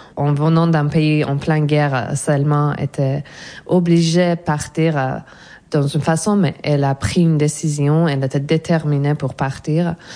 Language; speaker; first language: French; non-native, fluent; Persian